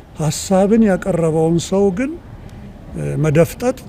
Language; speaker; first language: Amharic; native; Amharic